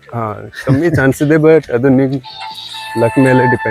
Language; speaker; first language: Kannada; non-native, local second language; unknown